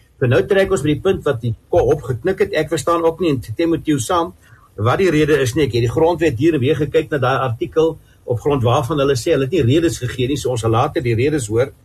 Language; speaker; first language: Afrikaans; native; Afrikaans